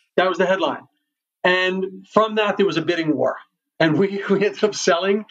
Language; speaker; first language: English; native; English